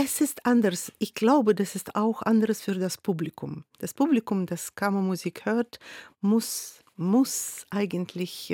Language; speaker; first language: German; non-native, fluent; Russian